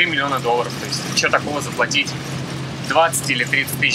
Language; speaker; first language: Russian; native; Russian